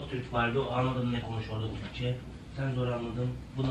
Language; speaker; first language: Turkish; non-native, learner; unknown